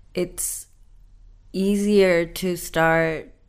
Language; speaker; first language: English; non-native, fluent; Indonesian